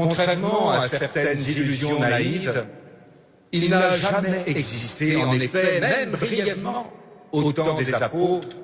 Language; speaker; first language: French; native; French